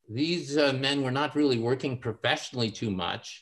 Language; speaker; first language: English; native; English